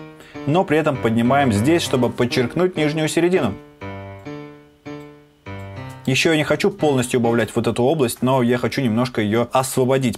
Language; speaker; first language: Russian; native; Russian